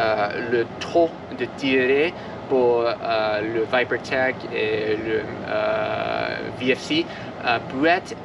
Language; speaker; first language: French; non-native, learner; English